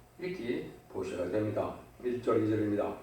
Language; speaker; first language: Korean; native; Korean